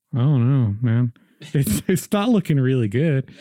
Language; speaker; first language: English; native; English